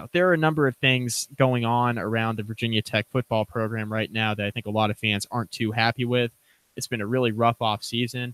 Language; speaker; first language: English; native; English